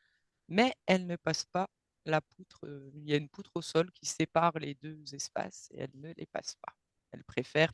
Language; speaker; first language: French; native; French